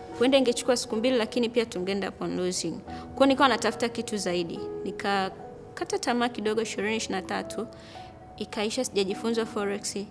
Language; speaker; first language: Swahili; native; Swahili